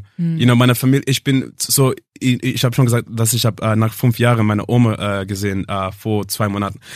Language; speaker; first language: German; non-native, learner; English